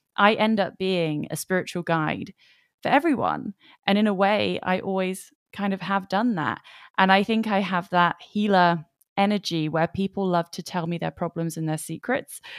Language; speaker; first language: English; native; English